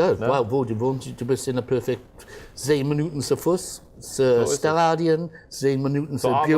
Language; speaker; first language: German; non-native, fluent; English